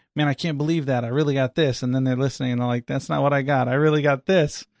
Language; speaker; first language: English; native; English